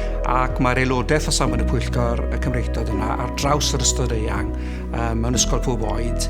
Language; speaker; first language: Welsh; native; Welsh